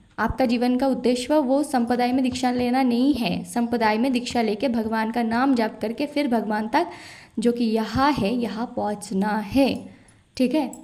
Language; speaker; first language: Hindi; non-native, local second language; Bangla